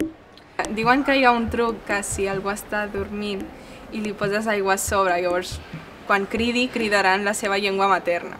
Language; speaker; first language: Catalan; non-native, local second language; Hindi